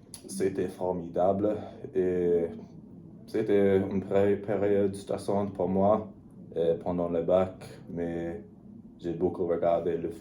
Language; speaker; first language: French; non-native, learner; English